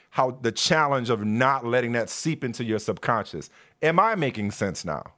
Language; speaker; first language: English; native; English